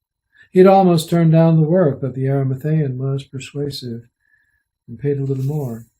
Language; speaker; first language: English; native; English